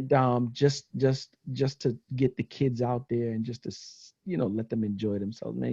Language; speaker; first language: English; native; English